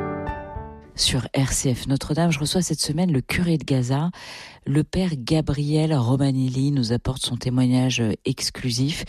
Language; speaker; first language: French; native; French